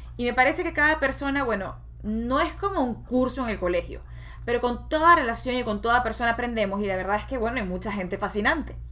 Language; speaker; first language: Spanish; native; Spanish